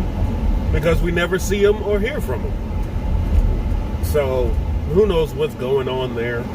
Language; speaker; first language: English; native; English